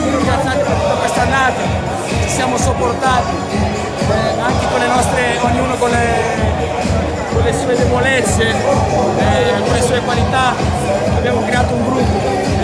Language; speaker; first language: Italian; native; Italian